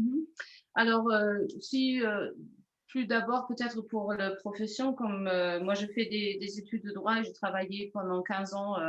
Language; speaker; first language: French; non-native, fluent; German